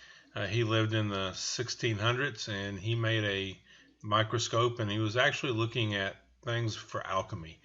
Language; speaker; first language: English; native; English